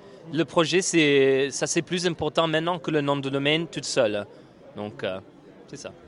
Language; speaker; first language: French; non-native, fluent; English